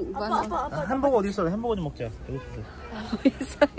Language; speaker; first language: Korean; native; Korean